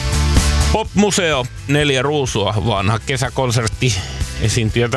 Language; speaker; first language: Finnish; native; Finnish